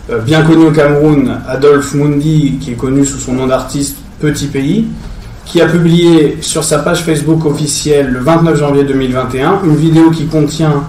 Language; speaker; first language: French; native; French